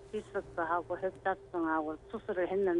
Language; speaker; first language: Korean; native; Korean